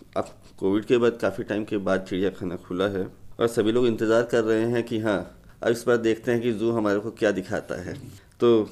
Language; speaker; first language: Hindi; native; Hindi